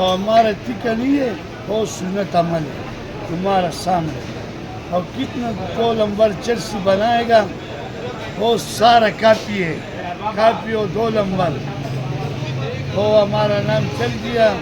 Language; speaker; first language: Hindi; non-native, local second language; Pashto